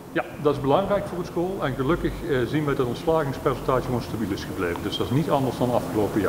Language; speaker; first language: Dutch; native; Dutch